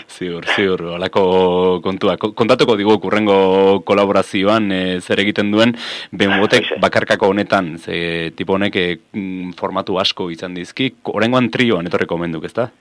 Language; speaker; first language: Basque; native; Basque